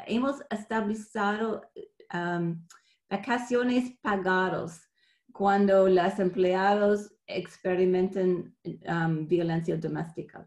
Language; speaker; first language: Spanish; non-native, fluent; English